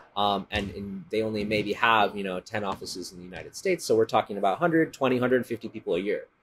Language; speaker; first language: English; native; English